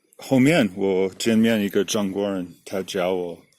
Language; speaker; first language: Chinese; non-native, learner; English